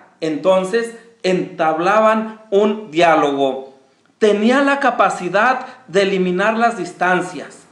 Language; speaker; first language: Spanish; native; Spanish